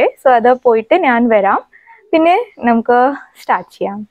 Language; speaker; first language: Malayalam; non-native, learner; Hindi